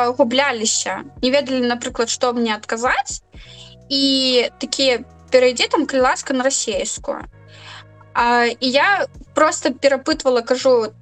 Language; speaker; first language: Belarusian; non-native, local second language; Russian